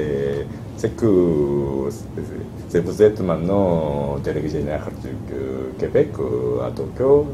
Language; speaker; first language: French; non-native, fluent; Japanese